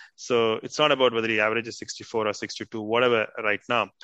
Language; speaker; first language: English; non-native, local second language; Tamil